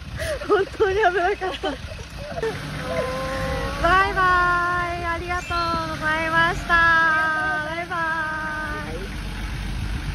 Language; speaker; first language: Japanese; native; Japanese